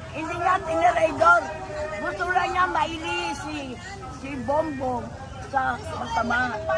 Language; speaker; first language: Filipino; non-native, local second language; Iloko